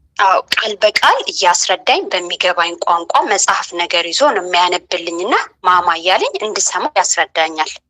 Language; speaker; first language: Amharic; native; Amharic